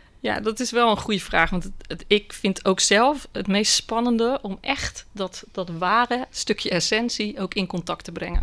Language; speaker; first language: Dutch; native; Dutch